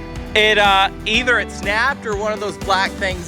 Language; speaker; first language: English; native; English